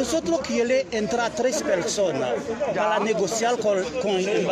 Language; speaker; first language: Spanish; non-native, learner; Haitian Creole